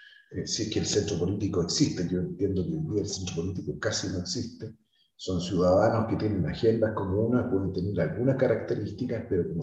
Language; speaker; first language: Spanish; native; Spanish